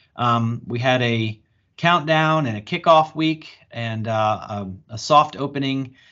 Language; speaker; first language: English; native; English